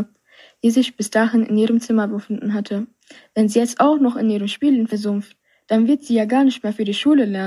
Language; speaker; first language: German; native; German